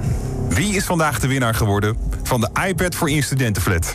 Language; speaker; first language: Dutch; native; Dutch